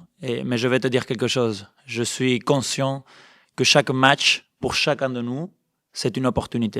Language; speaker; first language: French; non-native, fluent; Spanish